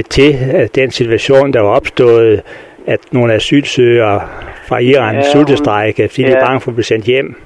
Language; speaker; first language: Danish; native; Danish